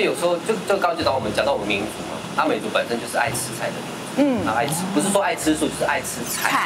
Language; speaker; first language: Chinese; native; Chinese